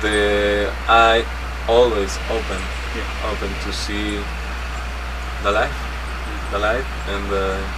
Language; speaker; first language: English; non-native, learner; Spanish